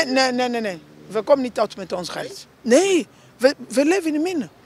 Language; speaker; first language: Dutch; non-native, learner; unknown